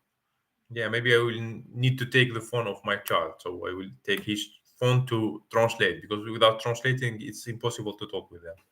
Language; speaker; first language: English; non-native, fluent; Arabic